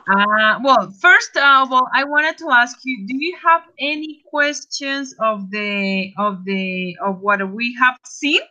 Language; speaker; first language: English; non-native, fluent; Spanish